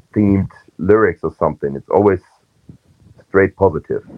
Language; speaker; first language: English; non-native, fluent; German